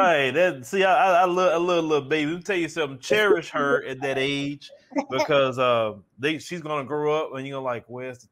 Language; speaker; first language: English; native; English